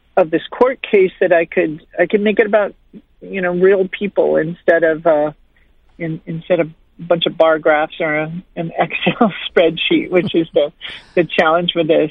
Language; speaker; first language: English; native; English